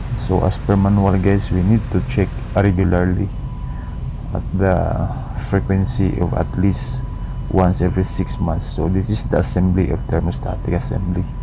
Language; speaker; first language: English; non-native, local second language; Filipino